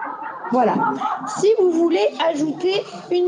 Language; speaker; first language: French; native; French